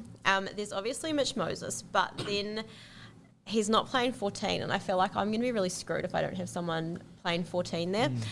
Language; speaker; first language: English; native; English